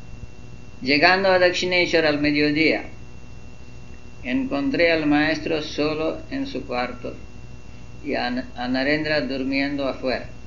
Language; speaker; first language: Spanish; non-native, fluent; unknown